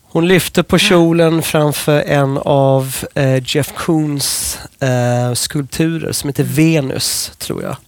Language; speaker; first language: Swedish; non-native, fluent; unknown